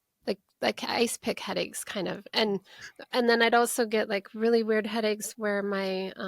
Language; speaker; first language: English; native; English